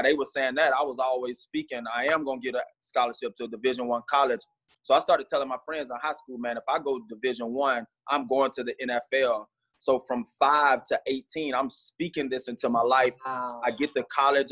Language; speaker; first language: English; native; English